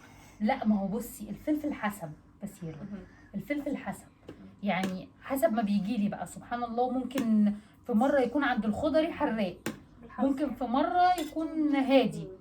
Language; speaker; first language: Arabic; native; Arabic